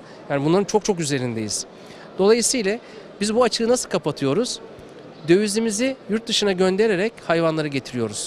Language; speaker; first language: Turkish; native; Turkish